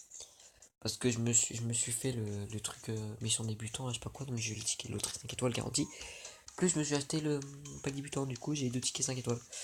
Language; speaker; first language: French; native; French